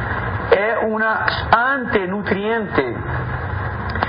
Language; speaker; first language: Spanish; non-native, fluent; Portuguese